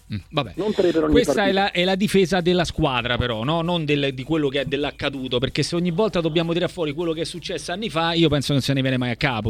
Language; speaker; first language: Italian; native; Italian